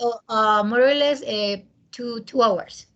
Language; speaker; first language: English; non-native, learner; Spanish